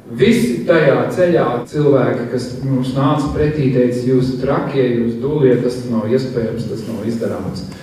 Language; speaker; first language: Latvian; early bilingual, heritage; Latvian